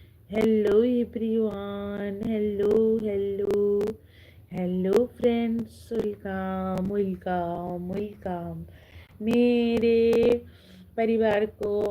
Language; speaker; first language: Hindi; non-native, local second language; Bangla